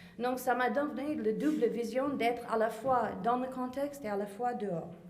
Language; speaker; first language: French; non-native, fluent; English